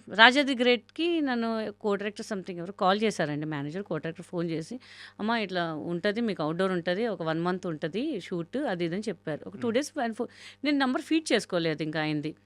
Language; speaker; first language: Telugu; non-native, local second language; Hindi